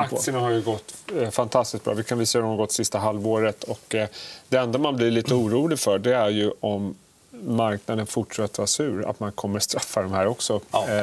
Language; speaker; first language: Swedish; native; Swedish